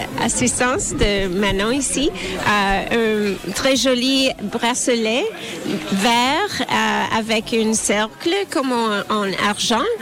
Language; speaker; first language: French; non-native, learner; English